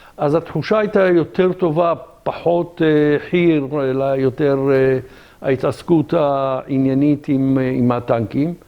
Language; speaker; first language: Hebrew; early bilingual, other home language; Arabic